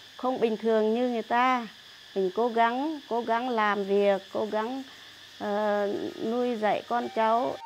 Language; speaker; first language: Vietnamese; non-native, local second language; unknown